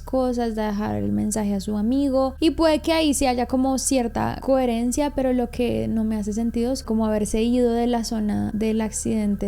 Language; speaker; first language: Spanish; native; Spanish